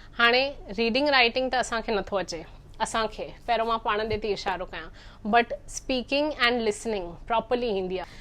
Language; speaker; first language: Sindhi; early bilingual, heritage; Sindhi